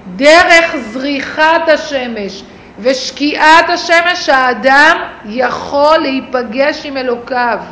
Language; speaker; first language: Hebrew; native; Hebrew